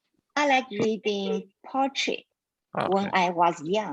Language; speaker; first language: English; non-native, learner; Chinese